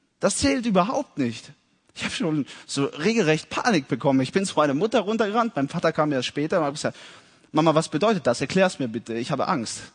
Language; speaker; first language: German; early bilingual, heritage; German